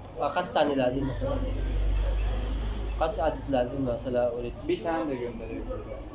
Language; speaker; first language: Turkish; non-native, learner; Filipino